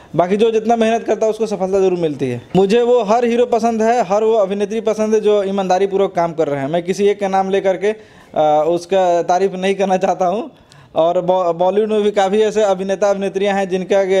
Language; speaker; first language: Hindi; native; Hindi